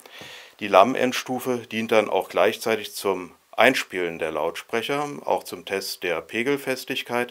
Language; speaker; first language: German; native; German